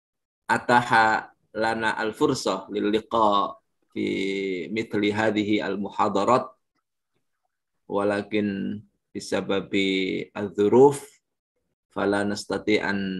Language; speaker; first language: Arabic; non-native, fluent; Indonesian